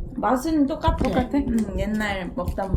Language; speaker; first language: Korean; native; Korean